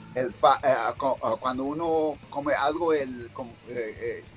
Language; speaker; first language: Spanish; early bilingual, heritage; Spanish